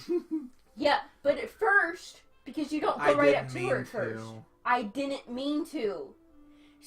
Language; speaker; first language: English; native; English